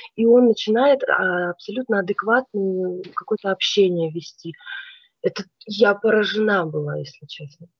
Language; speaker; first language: Russian; native; Russian